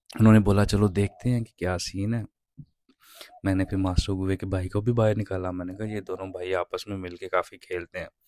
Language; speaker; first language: Urdu; non-native, local second language; Punjabi